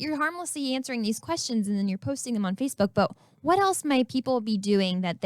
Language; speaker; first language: English; native; English